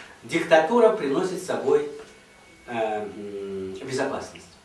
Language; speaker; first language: Russian; native; Russian